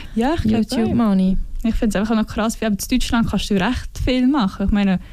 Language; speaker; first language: German; native; German